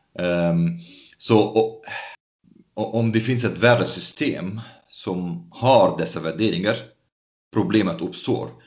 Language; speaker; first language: Swedish; non-native, fluent; Arabic